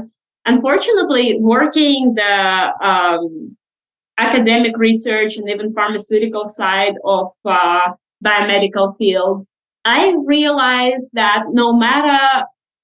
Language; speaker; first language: English; non-native, fluent; Russian